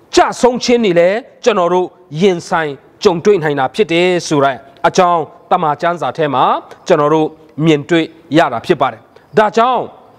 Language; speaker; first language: Burmese; non-native, local second language; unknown